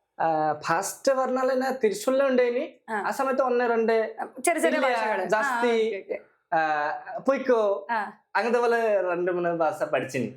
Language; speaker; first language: Malayalam; non-native, local second language; Bangla